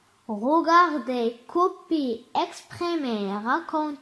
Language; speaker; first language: French; non-native, learner; Arabic